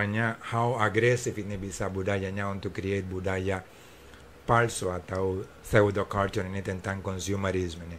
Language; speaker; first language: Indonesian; non-native, fluent; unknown